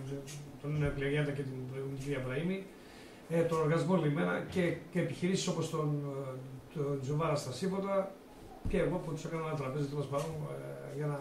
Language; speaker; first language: Greek; native; Greek